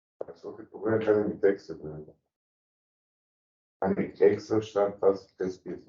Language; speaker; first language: German; non-native, learner; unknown